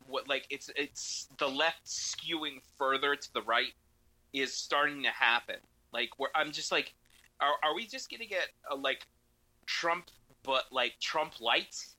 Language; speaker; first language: English; early bilingual, other home language; Spanish